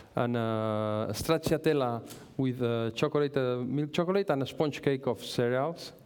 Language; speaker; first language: English; non-native, learner; Spanish